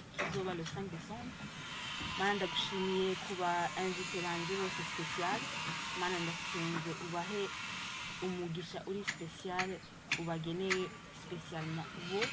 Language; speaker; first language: Rundi; early bilingual, heritage; Rundi